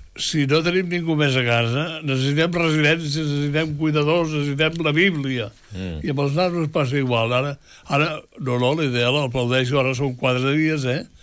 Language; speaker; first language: Catalan; native; Catalan